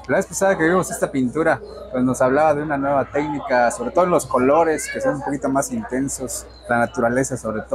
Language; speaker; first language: Spanish; native; Spanish